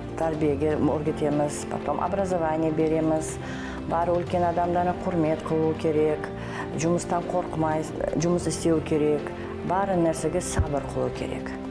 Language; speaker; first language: Kazakh; non-native, local second language; Uzbek